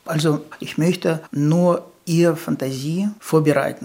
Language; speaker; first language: German; non-native, fluent; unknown